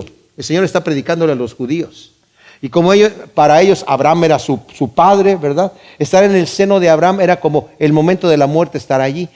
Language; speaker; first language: Spanish; native; Spanish